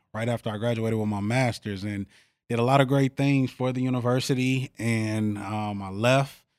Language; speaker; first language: English; native; English